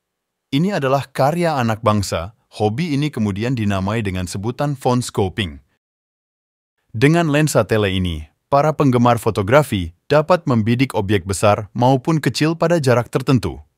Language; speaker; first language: Indonesian; native; Indonesian